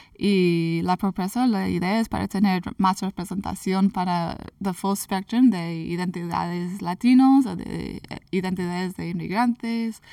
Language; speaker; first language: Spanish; early bilingual, heritage; English